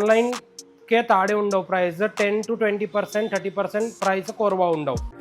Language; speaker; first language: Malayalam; non-native, fluent; Hindi